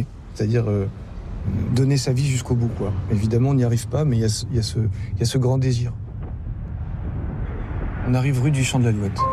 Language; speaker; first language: French; native; French